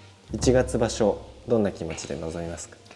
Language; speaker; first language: Japanese; native; Japanese